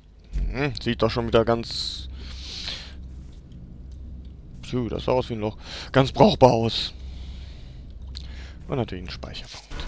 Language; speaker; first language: German; native; German